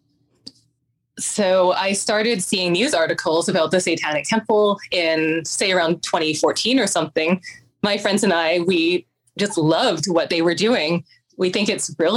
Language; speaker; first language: English; native; English